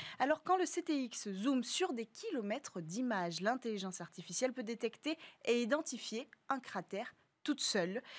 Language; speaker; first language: French; native; French